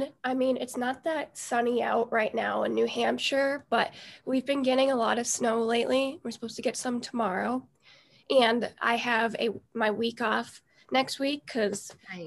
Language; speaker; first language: English; native; English